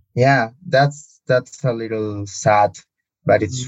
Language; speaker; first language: English; non-native, learner; Spanish